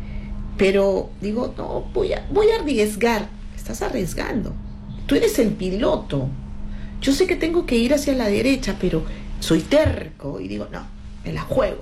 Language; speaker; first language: Spanish; native; Spanish